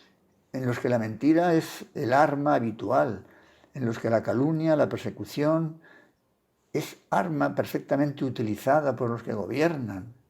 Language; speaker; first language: Spanish; native; Spanish